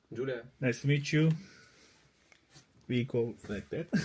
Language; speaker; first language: English; non-native, learner; Turkish